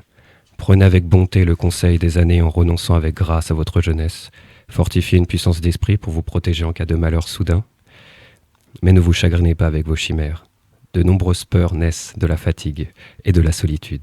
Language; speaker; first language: French; native; French